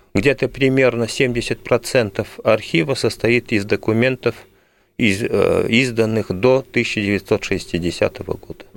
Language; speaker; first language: Russian; early bilingual, heritage; Russian